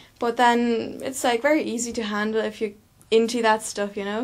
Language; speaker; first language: English; non-native, fluent; German